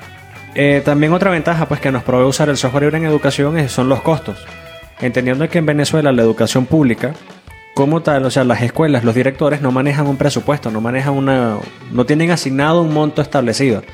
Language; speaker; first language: Spanish; native; Spanish